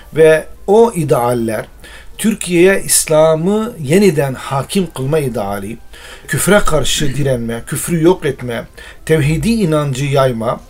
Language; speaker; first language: Turkish; non-native, local second language; Arabic